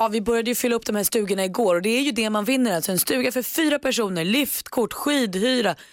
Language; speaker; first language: Swedish; native; Swedish